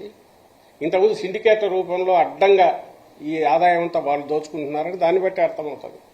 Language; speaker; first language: Telugu; native; Telugu